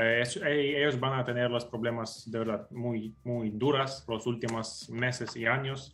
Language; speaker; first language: Spanish; non-native, fluent; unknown